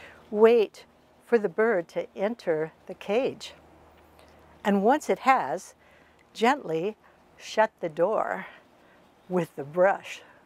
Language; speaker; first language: English; native; English